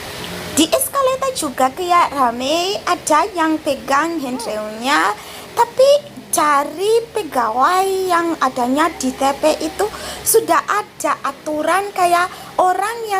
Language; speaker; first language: Indonesian; non-native, learner; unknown